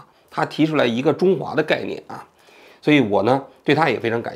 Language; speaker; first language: Chinese; native; Chinese